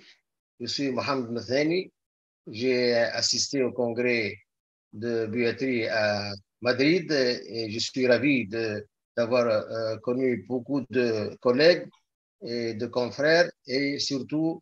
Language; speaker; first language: French; non-native, local second language; Arabic